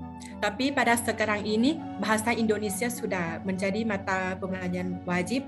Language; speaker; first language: Indonesian; non-native, fluent; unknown